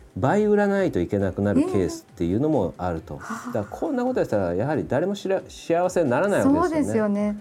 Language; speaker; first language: Japanese; native; Japanese